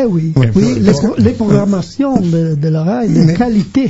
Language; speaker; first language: French; non-native, learner; Italian